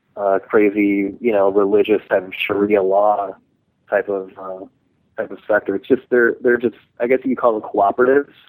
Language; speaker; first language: English; early bilingual, other home language; Hindi